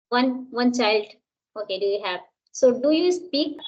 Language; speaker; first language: English; non-native, local second language; Hindi